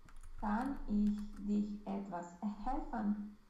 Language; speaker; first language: German; non-native, learner; Romanian